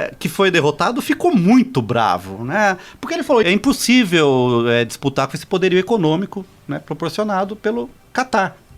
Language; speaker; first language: Portuguese; native; Portuguese